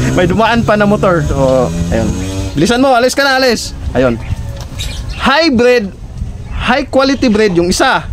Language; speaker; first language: Filipino; non-native, local second language; Cebuano